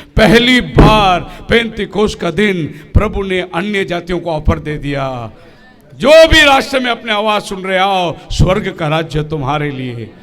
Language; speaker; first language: Hindi; non-native, local second language; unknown